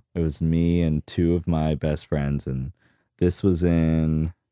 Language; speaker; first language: English; native; English